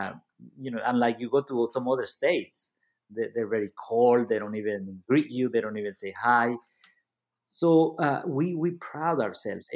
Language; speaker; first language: English; non-native, fluent; Spanish